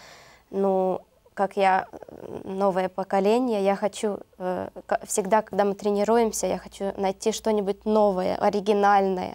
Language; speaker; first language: Russian; non-native, learner; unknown